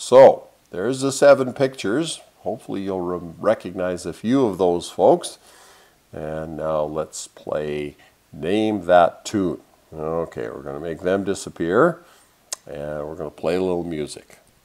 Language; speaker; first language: English; early bilingual, other home language; German